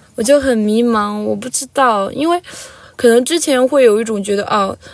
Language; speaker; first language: Chinese; non-native, local second language; Tibetan